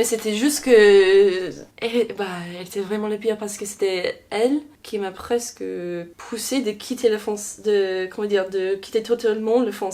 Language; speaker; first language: French; non-native, fluent; English